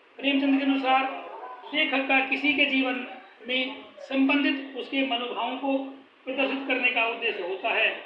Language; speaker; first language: Hindi; native; Hindi